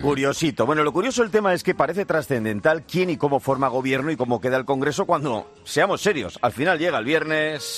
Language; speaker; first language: Spanish; native; Spanish